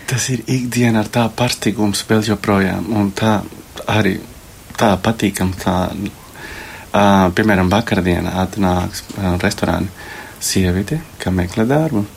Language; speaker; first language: Latvian; non-native, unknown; Spanish